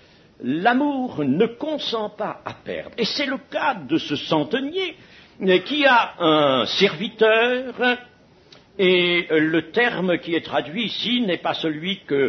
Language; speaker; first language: French; native; French